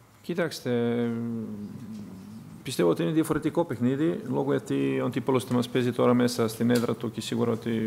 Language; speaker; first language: Greek; non-native, fluent; Serbian